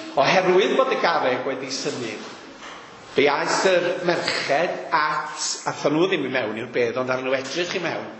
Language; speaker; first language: Welsh; native; Welsh